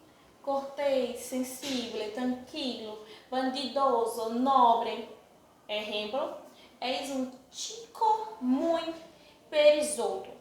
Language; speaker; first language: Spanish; non-native, fluent; Portuguese